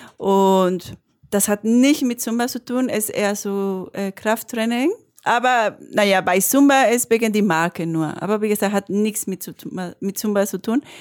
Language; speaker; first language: German; non-native, fluent; Spanish